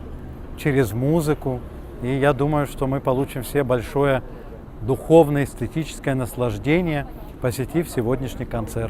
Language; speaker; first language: Russian; native; Russian